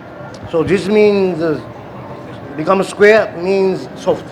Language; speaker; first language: English; non-native, learner; Japanese